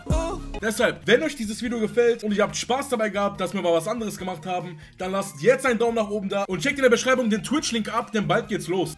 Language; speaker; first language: German; early bilingual, other home language; Turkish